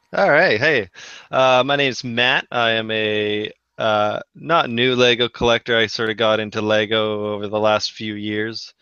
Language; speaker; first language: English; native; English